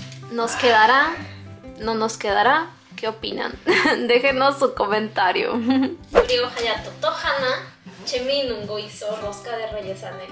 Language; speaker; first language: Spanish; native; Spanish